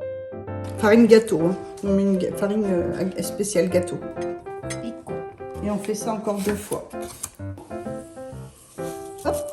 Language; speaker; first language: French; native; French